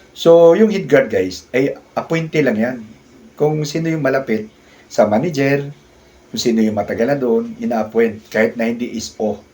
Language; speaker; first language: Filipino; non-native, local second language; Cebuano